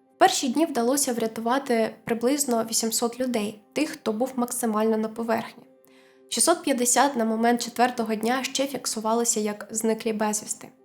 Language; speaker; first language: Ukrainian; native; Ukrainian